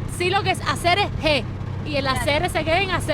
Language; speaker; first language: Spanish; native; Spanish